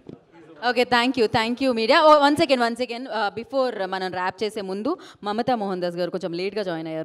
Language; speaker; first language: Telugu; native; Telugu